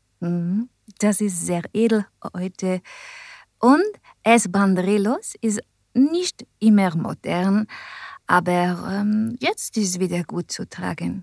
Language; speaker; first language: German; non-native, learner; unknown